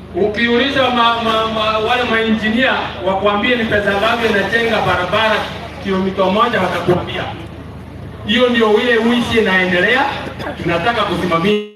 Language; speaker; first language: Swahili; non-native, local second language; Gusii